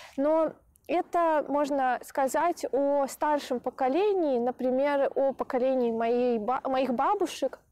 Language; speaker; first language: Russian; native; Russian